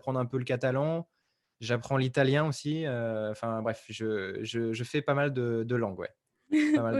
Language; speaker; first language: French; native; French